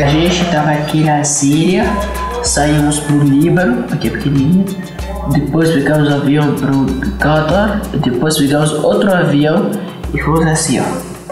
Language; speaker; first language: Portuguese; early bilingual, other home language; Arabic